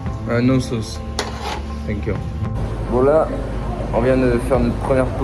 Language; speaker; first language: French; native; French